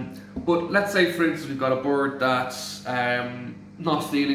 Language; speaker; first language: English; native; English